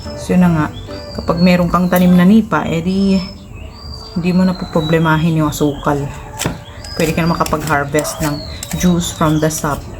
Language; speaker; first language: Filipino; native; Filipino